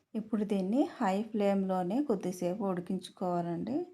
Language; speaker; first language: Telugu; native; Telugu